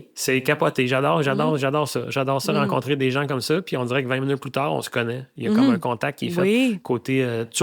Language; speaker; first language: French; native; French